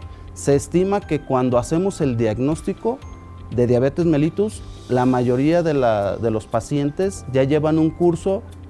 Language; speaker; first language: Spanish; native; Spanish